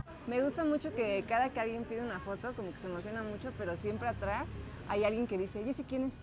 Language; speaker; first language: Spanish; native; Spanish